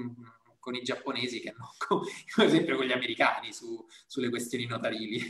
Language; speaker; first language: Italian; native; Italian